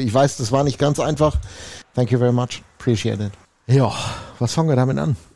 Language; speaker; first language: German; native; German